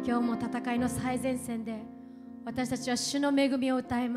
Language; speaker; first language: Japanese; native; Japanese